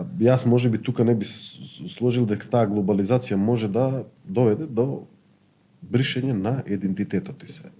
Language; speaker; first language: Macedonian; non-native, local second language; Bosnian